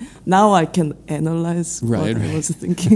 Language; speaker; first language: English; non-native, fluent; Korean